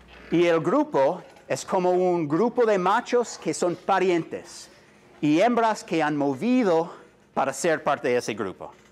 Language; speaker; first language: Spanish; non-native, fluent; English